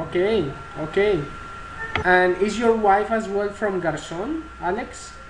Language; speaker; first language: English; non-native, fluent; Spanish